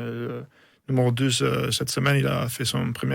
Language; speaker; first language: French; non-native, fluent; Italian